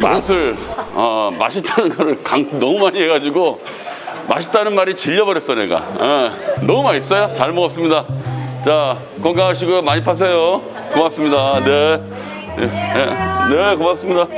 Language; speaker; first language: Korean; native; Korean